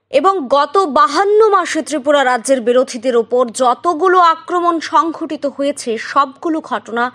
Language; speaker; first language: Bangla; native; Bangla